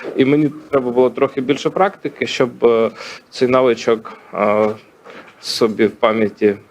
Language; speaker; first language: Ukrainian; non-native, local second language; Russian